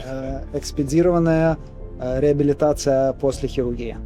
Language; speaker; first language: Russian; non-native, local second language; Uzbek